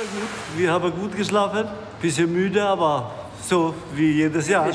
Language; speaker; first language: German; non-native, learner; Albanian